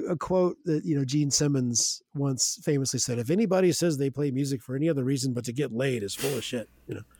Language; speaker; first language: English; native; English